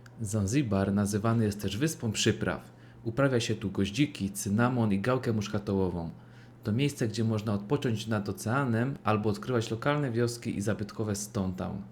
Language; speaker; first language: Polish; native; Polish